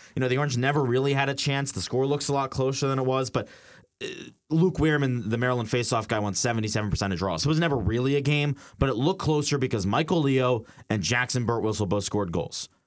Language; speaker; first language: English; native; English